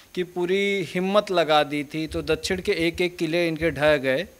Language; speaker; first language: Hindi; native; Hindi